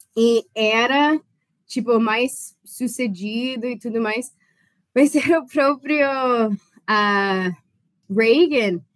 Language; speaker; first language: Portuguese; non-native, fluent; English